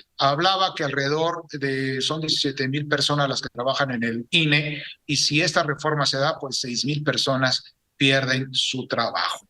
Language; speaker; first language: Spanish; native; Spanish